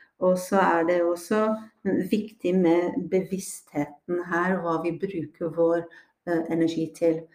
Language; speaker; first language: Norwegian; non-native, fluent; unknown